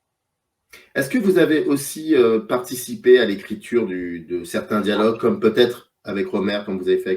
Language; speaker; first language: French; native; French